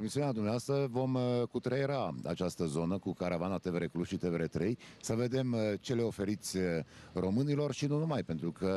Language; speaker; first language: Romanian; native; Romanian